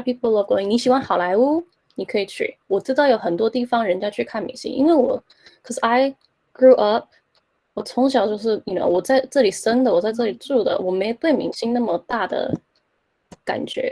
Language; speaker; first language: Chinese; early bilingual, heritage; Chinese